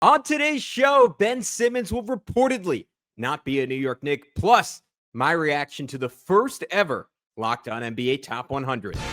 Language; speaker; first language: English; native; English